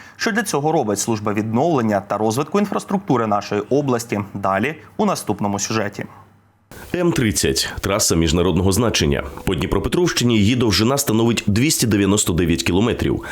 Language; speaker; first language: Ukrainian; native; Ukrainian